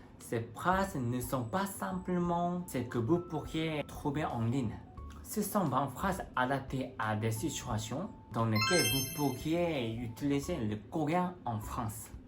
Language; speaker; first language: French; non-native, fluent; Korean